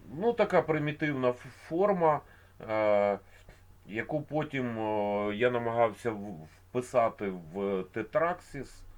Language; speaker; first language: Ukrainian; non-native, local second language; Russian